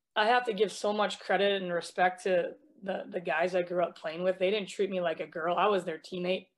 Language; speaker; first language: English; native; English